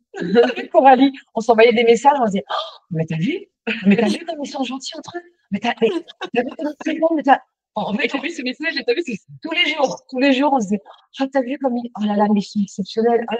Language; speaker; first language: French; native; French